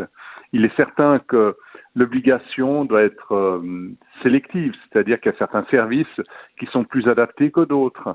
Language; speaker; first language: French; native; French